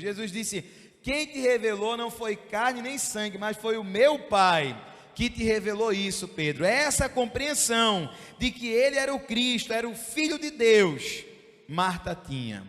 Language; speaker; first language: Portuguese; native; Portuguese